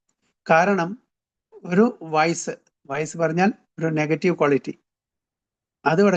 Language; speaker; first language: Malayalam; native; Malayalam